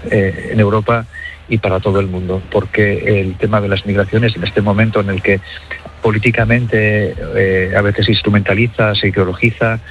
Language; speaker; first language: Spanish; native; Spanish